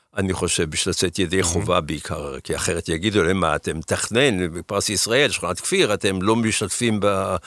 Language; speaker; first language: Hebrew; early bilingual, other home language; German